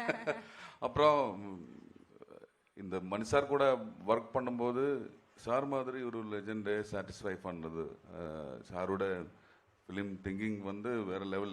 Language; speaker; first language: Tamil; non-native, learner; Malayalam